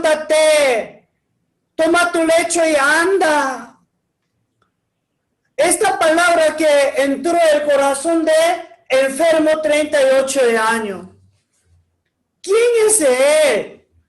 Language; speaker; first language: Spanish; non-native, learner; Korean